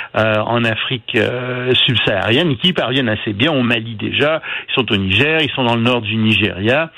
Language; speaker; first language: French; native; French